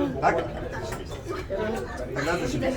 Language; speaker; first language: Russian; non-native, learner; Korean